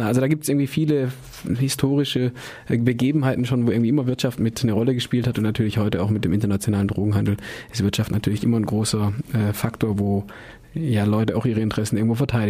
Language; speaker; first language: German; native; German